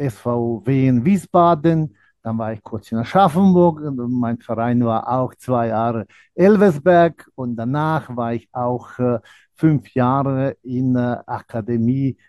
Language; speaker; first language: German; non-native, fluent; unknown